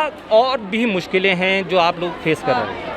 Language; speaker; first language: Hindi; native; Hindi